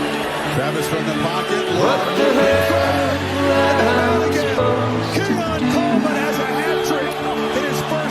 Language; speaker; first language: English; native; English